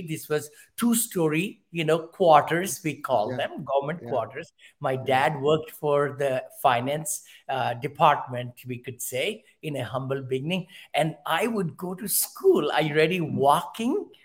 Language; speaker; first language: English; non-native, local second language; Hindi